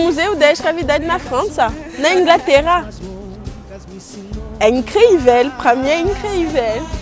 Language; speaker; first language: Portuguese; non-native, learner; French